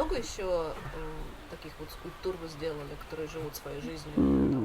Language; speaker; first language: Russian; native; Russian